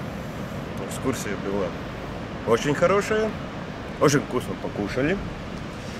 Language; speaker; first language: Russian; non-native, fluent; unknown